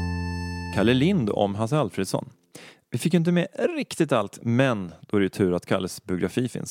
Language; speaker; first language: Swedish; native; Swedish